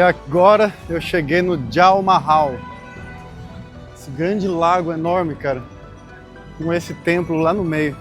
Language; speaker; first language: Portuguese; native; Portuguese